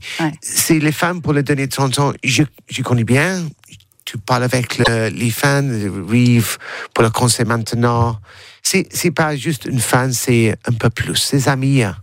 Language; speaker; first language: French; non-native, learner; English